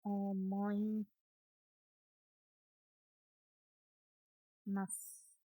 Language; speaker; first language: Japanese; non-native, learner; English